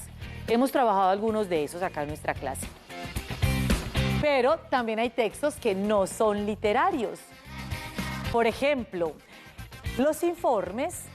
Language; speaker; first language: Spanish; native; Spanish